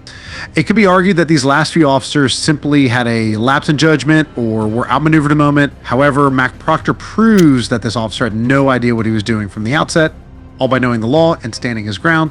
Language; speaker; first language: English; native; English